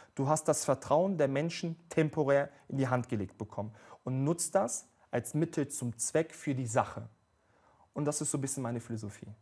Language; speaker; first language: German; early bilingual, other home language; Bosnian